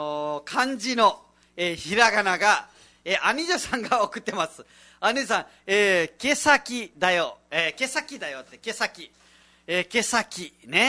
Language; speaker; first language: Japanese; non-native, fluent; Nepali